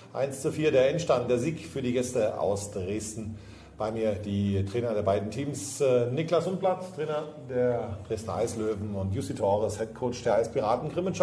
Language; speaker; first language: German; native; German